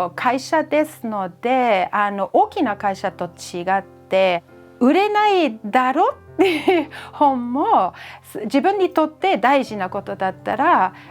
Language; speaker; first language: Japanese; non-native, fluent; German